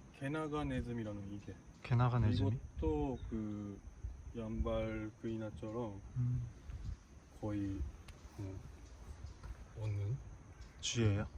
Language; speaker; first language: Korean; non-native, fluent; Japanese